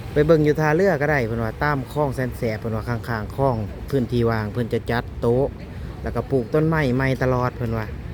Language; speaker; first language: Thai; native; Thai